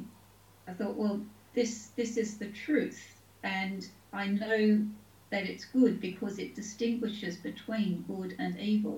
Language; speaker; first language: English; native; English